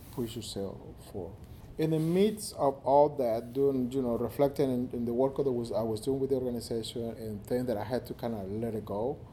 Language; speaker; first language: English; non-native, fluent; Spanish